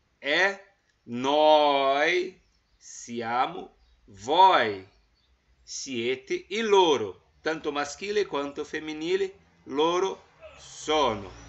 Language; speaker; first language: Italian; non-native, fluent; Portuguese